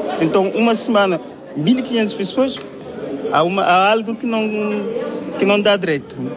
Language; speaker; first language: Portuguese; non-native, fluent; Kabuverdianu